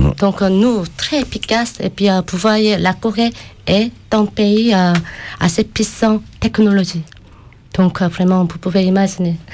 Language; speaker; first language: French; non-native, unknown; Korean